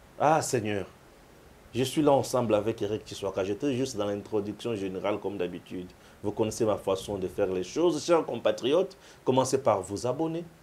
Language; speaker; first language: French; non-native, local second language; Lingala